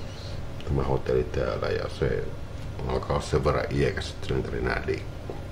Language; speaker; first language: Finnish; native; Finnish